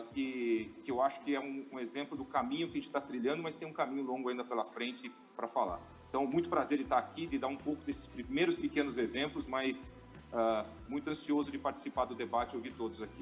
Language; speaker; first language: Portuguese; native; Portuguese